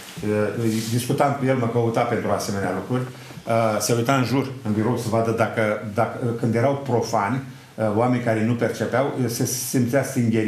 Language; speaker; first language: Romanian; native; Romanian